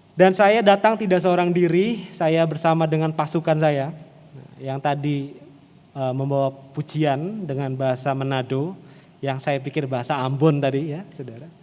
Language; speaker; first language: Indonesian; native; Indonesian